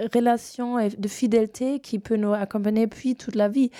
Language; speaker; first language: French; non-native, fluent; German